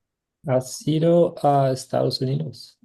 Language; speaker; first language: Spanish; non-native, learner; English